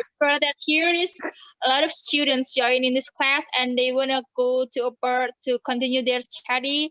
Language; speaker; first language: English; non-native, learner; Indonesian